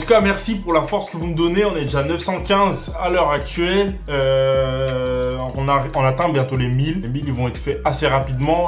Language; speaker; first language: French; native; French